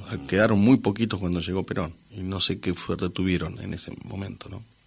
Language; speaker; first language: Spanish; native; Spanish